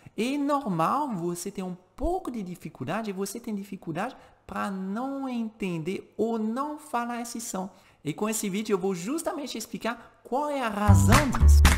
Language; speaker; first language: Portuguese; non-native, fluent; French